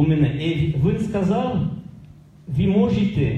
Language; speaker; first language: Ukrainian; non-native, learner; French